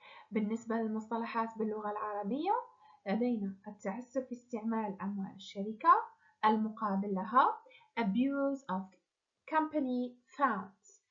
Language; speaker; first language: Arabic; native; Arabic